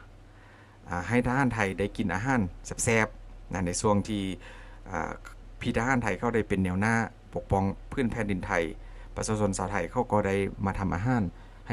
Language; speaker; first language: Thai; non-native, local second language; Northeastern Thai